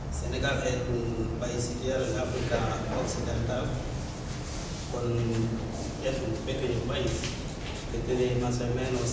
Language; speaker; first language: Spanish; non-native, learner; Wolof